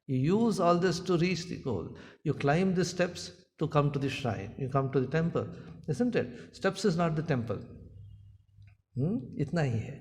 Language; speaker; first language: English; non-native, local second language; Hindi